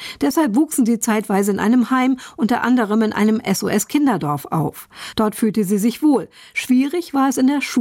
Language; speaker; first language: German; native; German